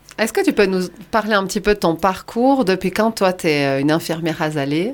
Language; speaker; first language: French; native; French